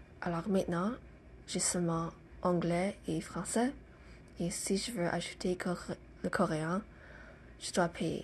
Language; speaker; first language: French; non-native, learner; English